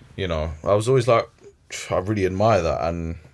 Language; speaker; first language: English; early bilingual, other home language; Arabic